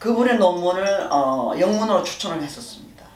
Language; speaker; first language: Korean; native; Korean